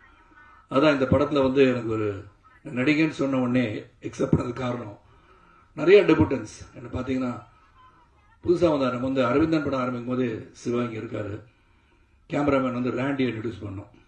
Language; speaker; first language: Tamil; native; Tamil